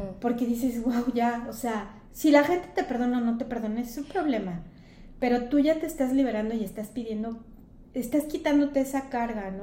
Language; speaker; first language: Spanish; native; Spanish